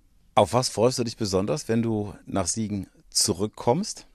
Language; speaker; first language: German; native; German